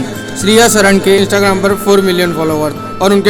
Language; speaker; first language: Hindi; native; Hindi